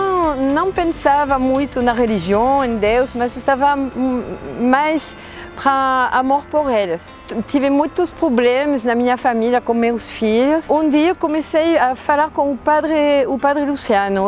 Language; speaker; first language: Portuguese; non-native, fluent; French